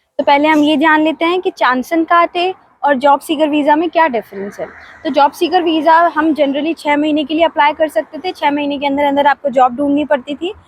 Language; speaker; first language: Hindi; native; Hindi